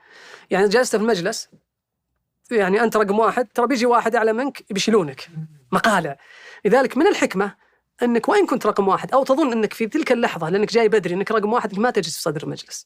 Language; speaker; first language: Arabic; native; Arabic